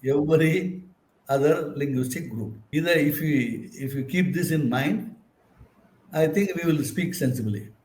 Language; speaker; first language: English; non-native, local second language; Tamil